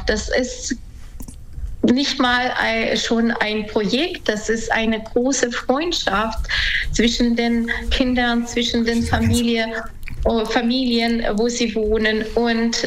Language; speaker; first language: German; non-native, fluent; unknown